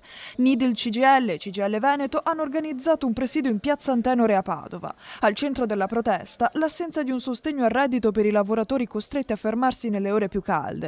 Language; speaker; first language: Italian; native; Italian